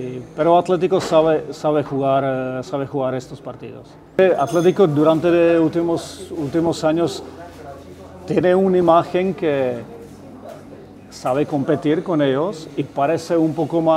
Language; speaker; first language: Spanish; non-native, fluent; Czech